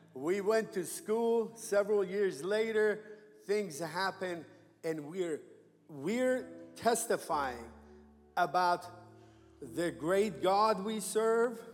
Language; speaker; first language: English; non-native, fluent; Persian